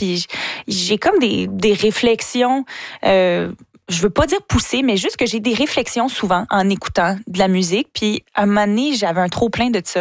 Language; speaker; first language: French; native; French